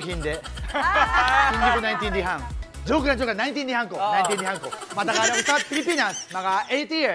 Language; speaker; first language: Filipino; non-native, fluent; Japanese